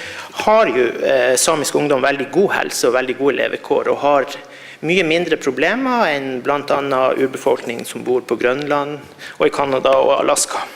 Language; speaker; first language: Norwegian; native; Norwegian